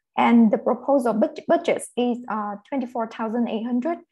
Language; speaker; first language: English; non-native, fluent; Vietnamese